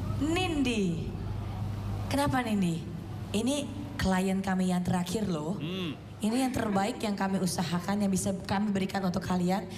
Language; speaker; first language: Indonesian; native; Indonesian